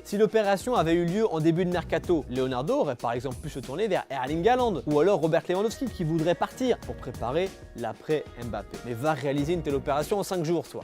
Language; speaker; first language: French; native; French